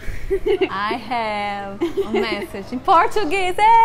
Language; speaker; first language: English; non-native, learner; Portuguese